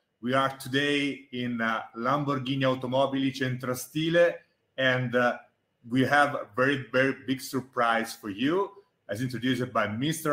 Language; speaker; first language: English; non-native, fluent; Italian